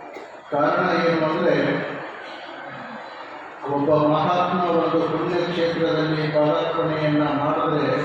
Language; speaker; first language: Kannada; native; Kannada